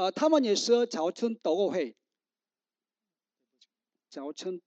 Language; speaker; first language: Chinese; non-native, learner; Korean